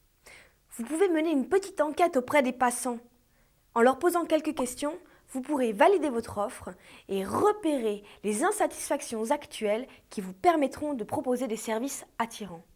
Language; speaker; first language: French; native; French